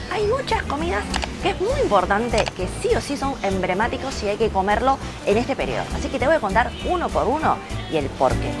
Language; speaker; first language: Spanish; early bilingual, other home language; Chinese